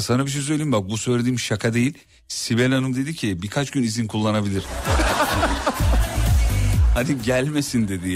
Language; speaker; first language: Turkish; native; Turkish